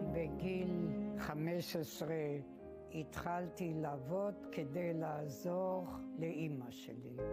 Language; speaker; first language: Hebrew; non-native, fluent; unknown